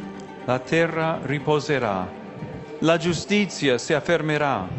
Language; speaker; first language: Italian; non-native, fluent; English